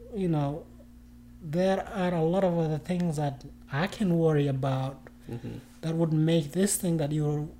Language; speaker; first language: English; non-native, fluent; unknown